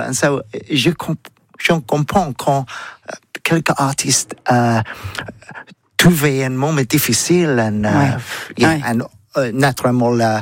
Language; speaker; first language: French; non-native, learner; English